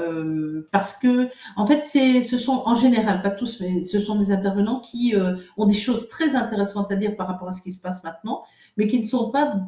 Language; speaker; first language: French; native; French